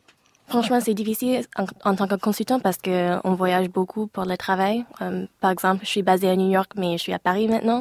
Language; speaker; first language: French; non-native, fluent; English